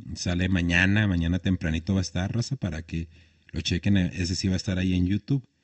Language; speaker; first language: Spanish; native; Spanish